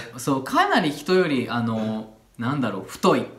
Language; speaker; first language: Japanese; native; Japanese